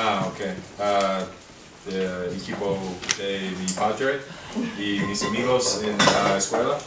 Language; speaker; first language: Spanish; non-native, learner; English